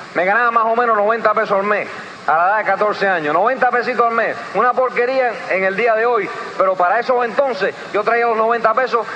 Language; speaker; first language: Spanish; early bilingual, heritage; Spanish